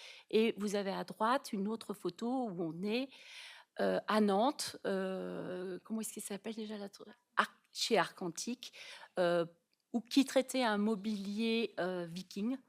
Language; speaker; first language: French; native; French